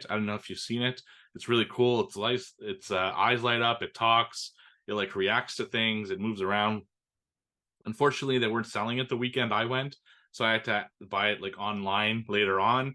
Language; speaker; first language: English; native; English